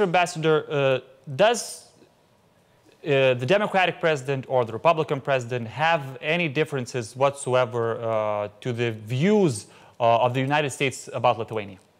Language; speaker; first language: English; non-native, fluent; Lithuanian